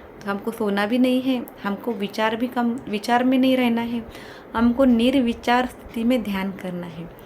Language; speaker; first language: Hindi; non-native, local second language; Kannada